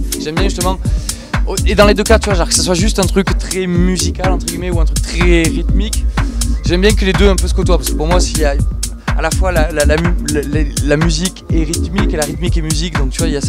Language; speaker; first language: French; native; French